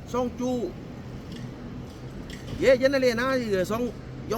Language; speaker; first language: Korean; non-native, learner; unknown